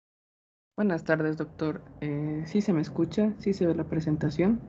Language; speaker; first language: Spanish; native; Spanish